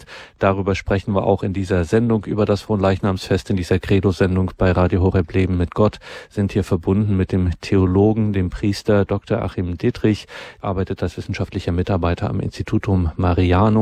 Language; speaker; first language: German; native; German